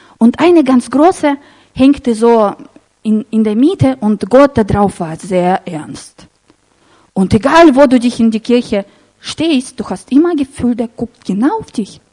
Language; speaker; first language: German; non-native, fluent; Russian